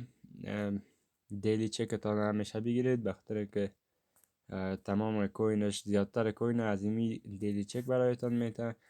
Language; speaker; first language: Persian; native; Persian